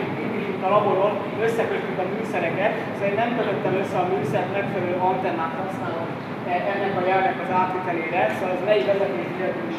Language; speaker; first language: Hungarian; native; Hungarian